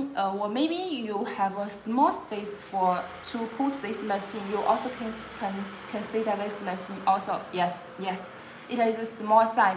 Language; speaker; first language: English; non-native, learner; Chinese